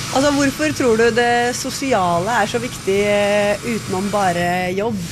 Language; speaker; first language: Norwegian; native; Norwegian